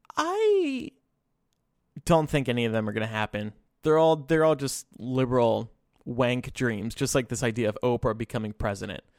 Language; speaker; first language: English; native; English